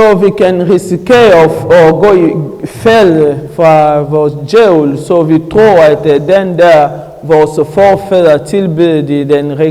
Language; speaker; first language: Danish; non-native, learner; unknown